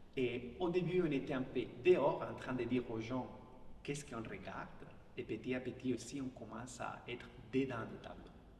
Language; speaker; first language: French; non-native, fluent; Spanish